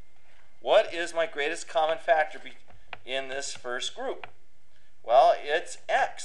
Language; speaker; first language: English; native; English